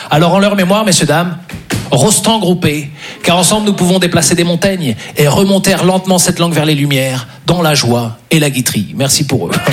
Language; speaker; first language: French; native; French